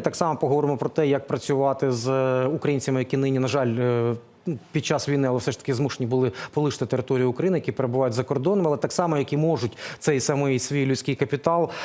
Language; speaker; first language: Ukrainian; native; Ukrainian